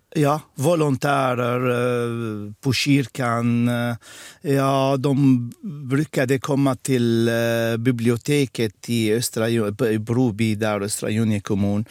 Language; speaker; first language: Swedish; non-native, fluent; Arabic